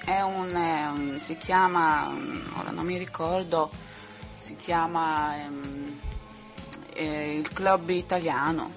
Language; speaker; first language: Italian; non-native, learner; Swedish